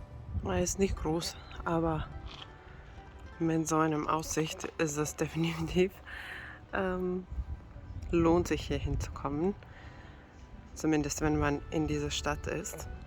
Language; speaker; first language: German; non-native, fluent; Finnish